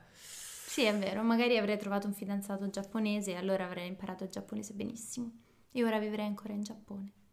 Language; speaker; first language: Italian; native; Italian